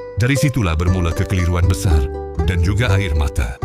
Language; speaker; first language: Malay; native; Malay